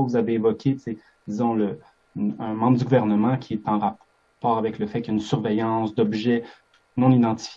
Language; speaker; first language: French; native; French